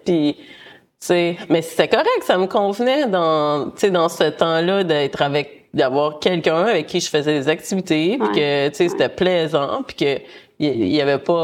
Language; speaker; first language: French; native; French